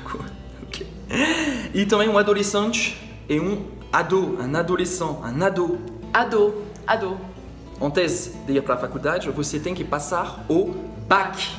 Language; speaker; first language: Portuguese; non-native, fluent; French